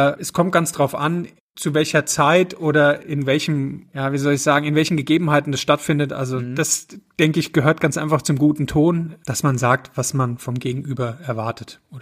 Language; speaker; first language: German; native; German